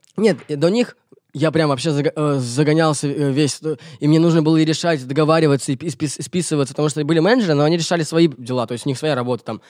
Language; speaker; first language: Russian; native; Russian